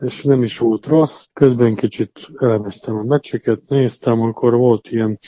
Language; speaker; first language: Hungarian; non-native, fluent; Serbian